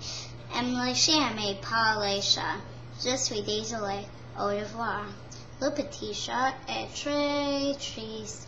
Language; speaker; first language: French; non-native, learner; English